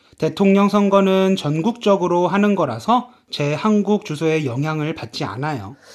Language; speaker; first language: Korean; native; Korean